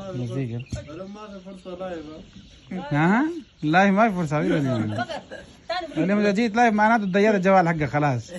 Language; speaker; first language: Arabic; non-native, learner; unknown